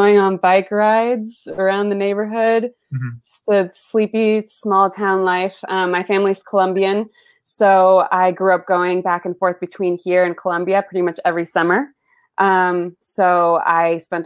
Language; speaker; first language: English; early bilingual, other home language; Spanish